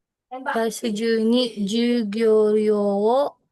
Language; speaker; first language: Japanese; non-native, learner; Filipino